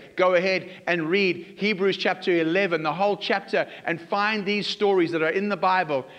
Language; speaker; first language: English; native; English